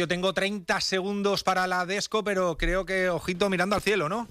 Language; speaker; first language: Spanish; native; Spanish